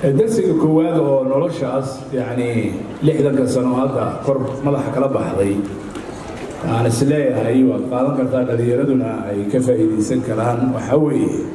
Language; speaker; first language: Somali; early bilingual, heritage; Somali